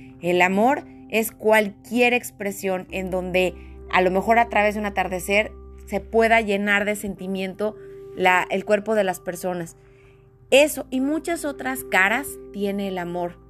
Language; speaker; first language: Spanish; native; Spanish